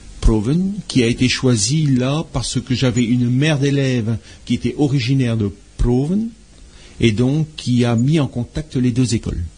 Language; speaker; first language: French; native; French